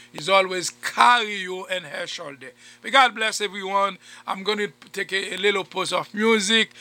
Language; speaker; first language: English; non-native, fluent; Haitian Creole